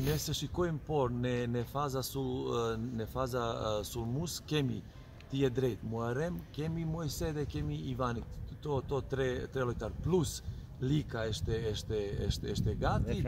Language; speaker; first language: Albanian; non-native, learner; Serbian